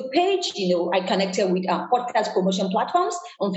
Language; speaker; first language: English; non-native, local second language; Yoruba